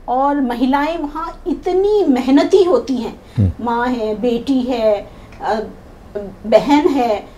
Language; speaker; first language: Hindi; native; Hindi